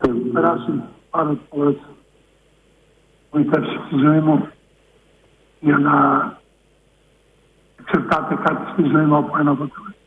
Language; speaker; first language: Greek; non-native, fluent; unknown